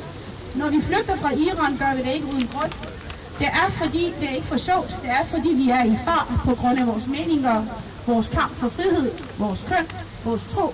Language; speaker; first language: Danish; non-native, fluent; Persian